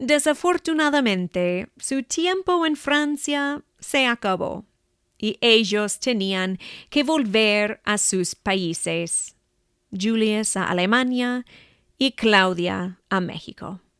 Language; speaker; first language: Spanish; non-native, fluent; English